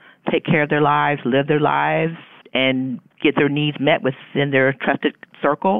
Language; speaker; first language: English; native; English